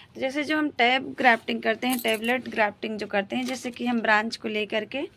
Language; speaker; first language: Hindi; native; Hindi